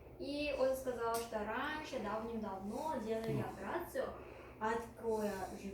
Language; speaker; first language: Russian; non-native, fluent; Korean